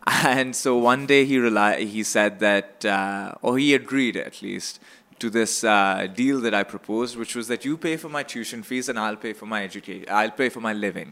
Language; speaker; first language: English; non-native, local second language; Urdu